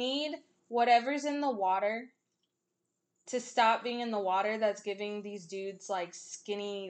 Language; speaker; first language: English; native; English